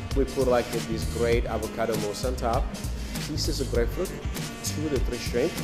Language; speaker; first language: English; non-native, fluent; Italian